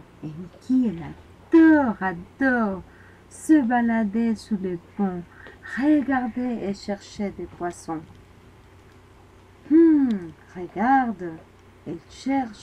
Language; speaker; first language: French; non-native, fluent; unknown